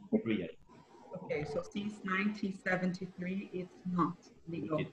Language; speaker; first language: English; non-native, fluent; Portuguese